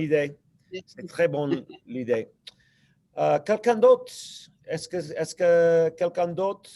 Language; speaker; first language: French; non-native, learner; English